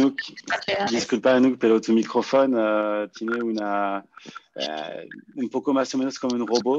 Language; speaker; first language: Spanish; non-native, learner; French